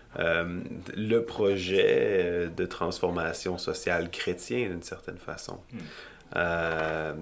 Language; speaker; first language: French; native; French